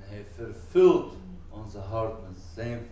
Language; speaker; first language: Dutch; non-native, fluent; Arabic